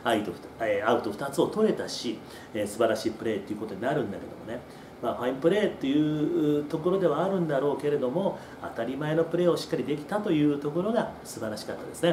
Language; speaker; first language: Japanese; native; Japanese